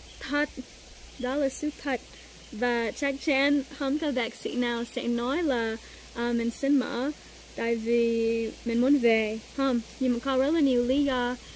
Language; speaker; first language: Vietnamese; non-native, learner; English